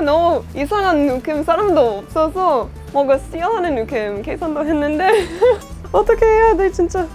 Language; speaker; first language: Korean; non-native, learner; English